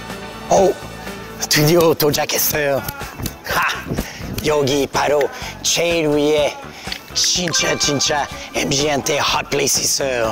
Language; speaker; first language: Korean; non-native, fluent; English